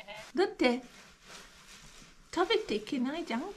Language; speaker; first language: Japanese; non-native, fluent; English